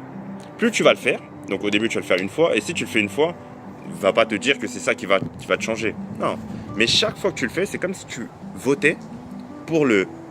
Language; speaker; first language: French; native; French